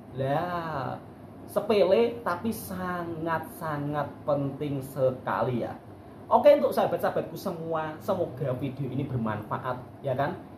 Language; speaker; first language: Indonesian; native; Indonesian